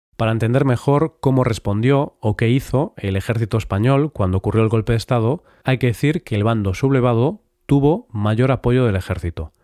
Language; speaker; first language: Spanish; native; Spanish